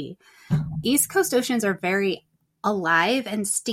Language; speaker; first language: English; native; English